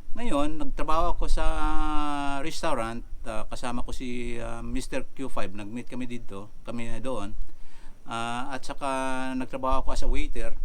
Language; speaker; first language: Filipino; native; Filipino